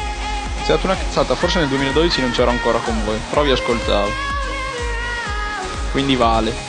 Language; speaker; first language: Italian; native; Italian